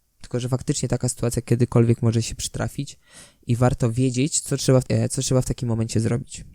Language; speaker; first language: Polish; native; Polish